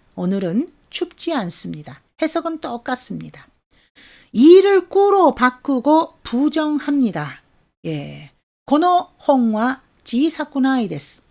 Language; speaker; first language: Korean; native; Korean